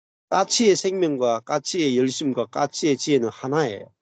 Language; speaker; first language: Korean; native; Korean